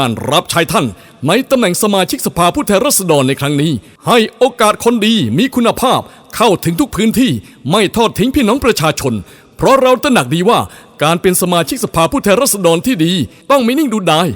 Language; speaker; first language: Thai; native; Thai